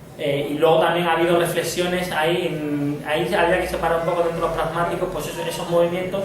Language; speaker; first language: Spanish; native; Spanish